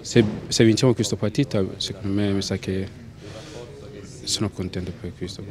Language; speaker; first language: Italian; non-native, learner; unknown